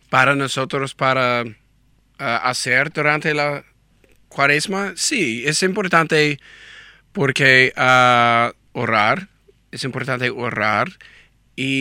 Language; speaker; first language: Spanish; non-native, learner; English